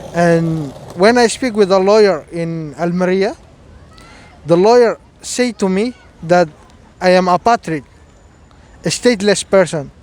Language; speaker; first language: English; non-native, fluent; Somali